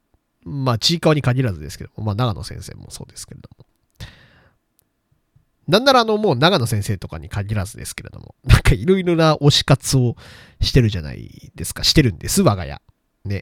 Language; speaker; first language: Japanese; native; Japanese